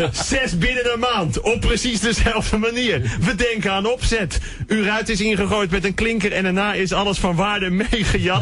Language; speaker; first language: Dutch; native; Dutch